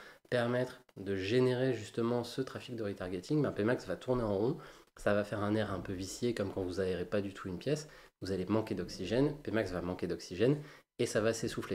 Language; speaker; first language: French; native; French